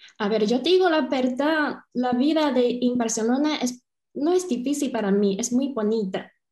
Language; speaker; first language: Spanish; non-native, fluent; Chinese